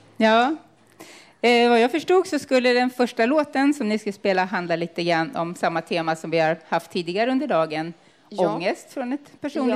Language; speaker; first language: Swedish; native; Swedish